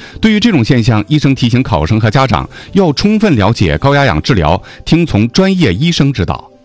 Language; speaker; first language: Chinese; native; Chinese